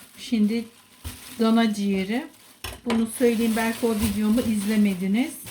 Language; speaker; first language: Turkish; native; Turkish